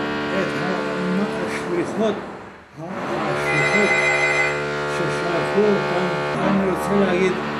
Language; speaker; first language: Hebrew; non-native, fluent; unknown